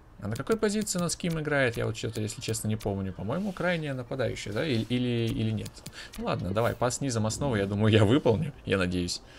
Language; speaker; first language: Russian; native; Russian